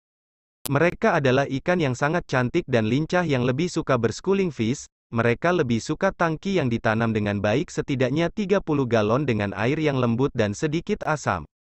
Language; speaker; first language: Indonesian; native; Indonesian